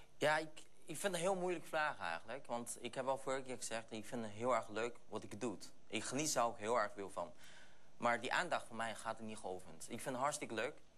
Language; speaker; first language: Dutch; non-native, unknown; Chinese